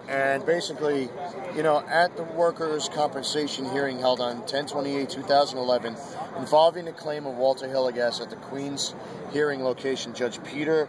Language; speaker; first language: English; native; English